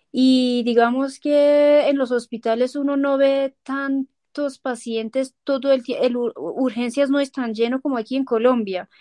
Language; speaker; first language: Spanish; non-native, fluent; Persian